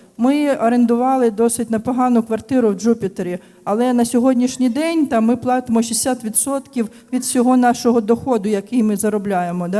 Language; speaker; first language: Ukrainian; native; Ukrainian